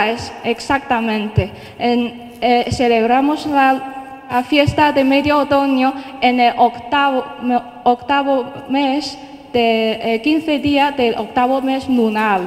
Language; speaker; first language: Spanish; non-native, fluent; Chinese